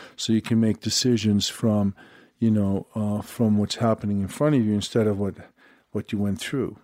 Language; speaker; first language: English; non-native, fluent; Swedish